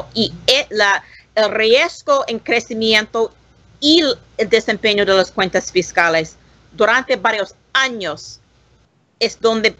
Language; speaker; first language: Spanish; non-native, learner; English